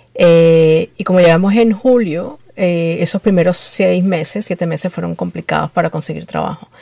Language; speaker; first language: Spanish; native; Spanish